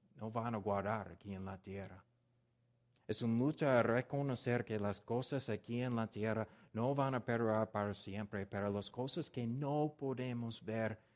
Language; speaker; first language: Spanish; non-native, learner; English